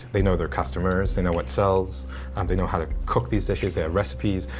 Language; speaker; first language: English; non-native, local second language; Cantonese